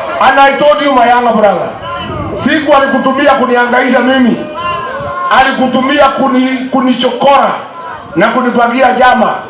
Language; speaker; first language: Swahili; non-native, local second language; Kikuyu